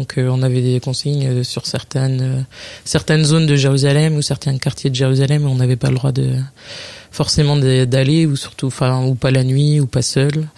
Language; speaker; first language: French; native; French